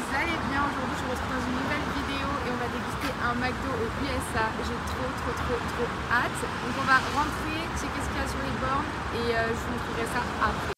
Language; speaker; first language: French; native; French